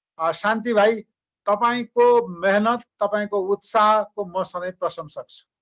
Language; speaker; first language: Nepali; native; Nepali